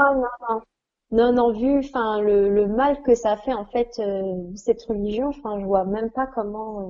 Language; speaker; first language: French; native; French